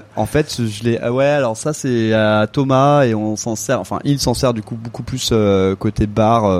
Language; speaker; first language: French; native; French